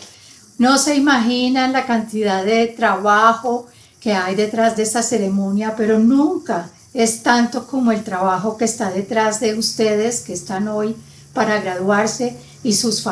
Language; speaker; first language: Spanish; native; Spanish